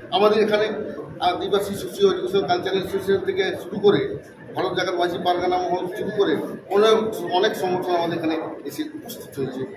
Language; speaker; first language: Bangla; non-native, local second language; Santali